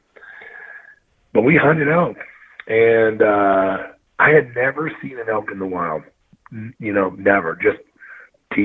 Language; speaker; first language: English; native; English